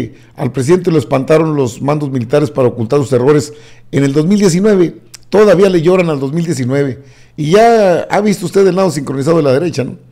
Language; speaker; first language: Spanish; native; Spanish